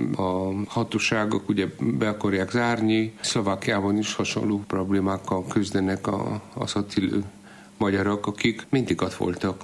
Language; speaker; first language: Hungarian; non-native, fluent; Polish